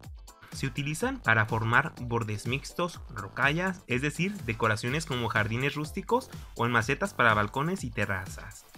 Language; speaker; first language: Spanish; native; Spanish